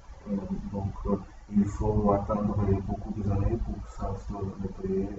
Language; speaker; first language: French; non-native, learner; Portuguese